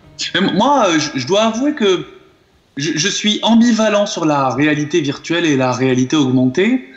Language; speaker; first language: French; native; French